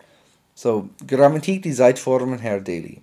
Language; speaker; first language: German; non-native, fluent; English